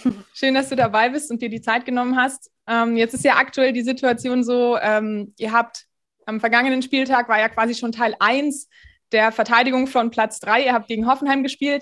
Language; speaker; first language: German; native; German